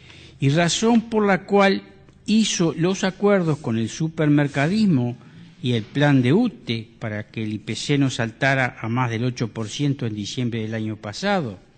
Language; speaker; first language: Spanish; native; Spanish